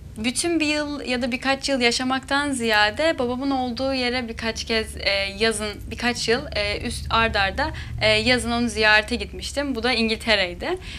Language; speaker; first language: Turkish; native; Turkish